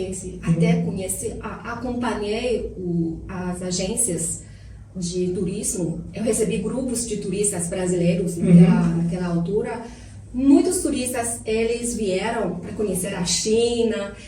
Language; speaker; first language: Portuguese; non-native, fluent; Chinese